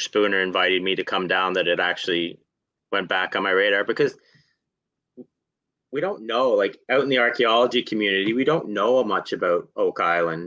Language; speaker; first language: English; native; English